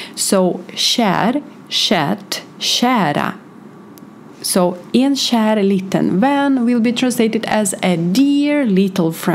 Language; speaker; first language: Swedish; non-native, fluent; Ukrainian